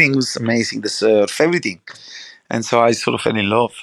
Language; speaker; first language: English; non-native, fluent; Italian